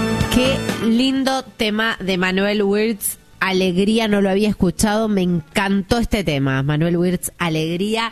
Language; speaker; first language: Spanish; native; Spanish